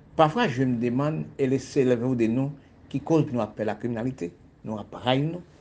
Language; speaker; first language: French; non-native, local second language; Haitian Creole